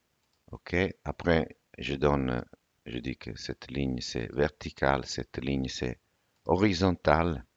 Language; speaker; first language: French; non-native, fluent; Italian